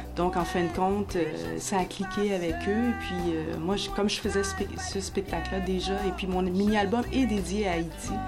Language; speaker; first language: French; native; French